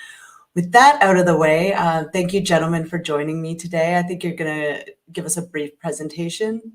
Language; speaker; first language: English; native; English